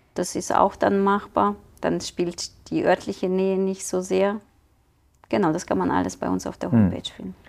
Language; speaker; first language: German; non-native, fluent; Ukrainian